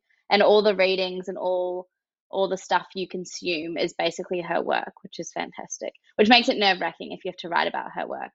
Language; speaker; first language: English; native; English